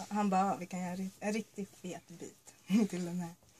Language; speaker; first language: Swedish; early bilingual, other home language; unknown